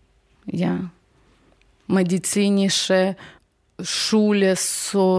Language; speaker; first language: German; non-native, learner; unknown